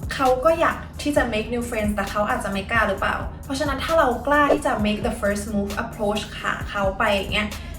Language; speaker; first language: Thai; native; Thai